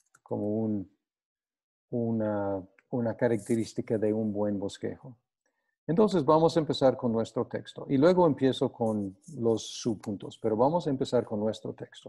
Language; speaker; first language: Spanish; non-native, fluent; English